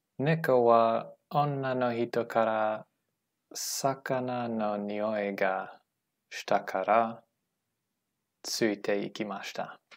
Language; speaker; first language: Japanese; non-native, learner; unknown